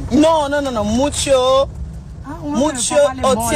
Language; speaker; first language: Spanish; non-native, learner; Haitian Creole